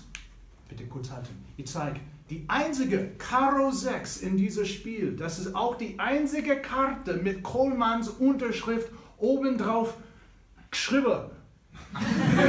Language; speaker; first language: German; non-native, fluent; English